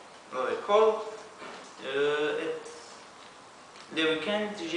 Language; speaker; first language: French; non-native, learner; Romanian